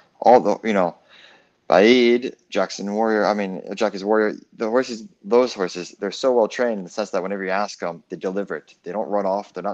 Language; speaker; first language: English; native; English